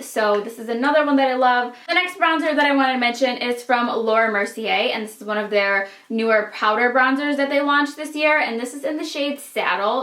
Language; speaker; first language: English; native; English